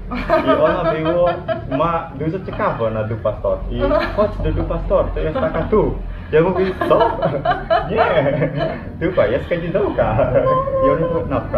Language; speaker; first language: Polish; non-native, learner; Balinese